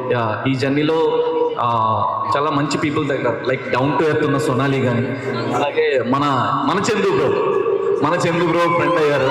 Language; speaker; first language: Telugu; native; Telugu